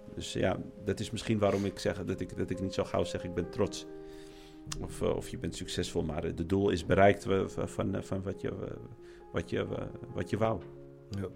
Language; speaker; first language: Dutch; native; Dutch